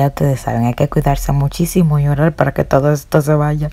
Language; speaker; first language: Spanish; native; Spanish